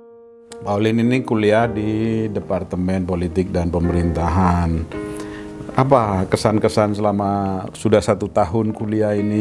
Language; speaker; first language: Indonesian; non-native, local second language; Javanese